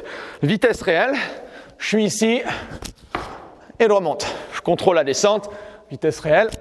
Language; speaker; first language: French; native; French